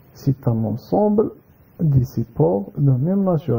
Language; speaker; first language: French; non-native, local second language; Arabic